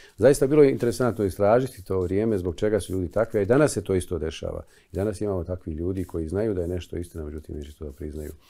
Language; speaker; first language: Bosnian; native; Bosnian